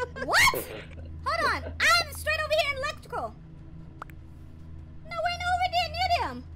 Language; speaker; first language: English; native; English